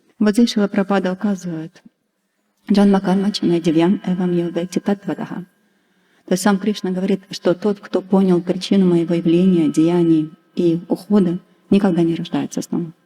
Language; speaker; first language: Russian; native; Russian